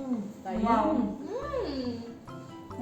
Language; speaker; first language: Hebrew; non-native, fluent; French